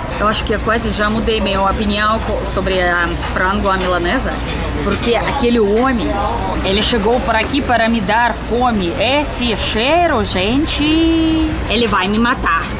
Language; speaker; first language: Portuguese; non-native, learner; Russian